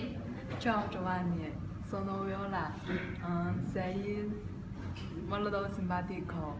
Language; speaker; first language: Italian; non-native, learner; Chinese